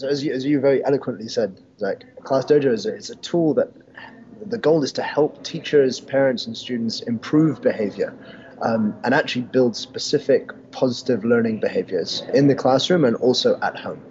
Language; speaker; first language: English; native; English